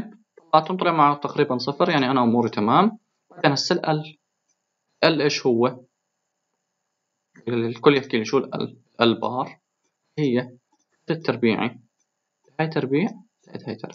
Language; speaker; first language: Arabic; native; Arabic